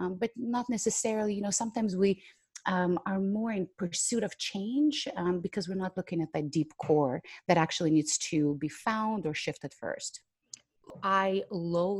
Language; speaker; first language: English; non-native, fluent; Ukrainian